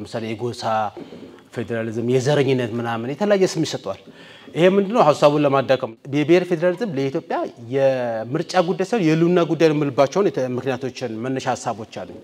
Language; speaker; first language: Amharic; non-native, local second language; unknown